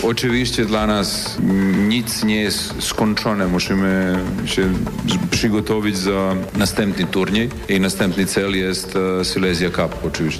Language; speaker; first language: Polish; non-native, learner; Serbian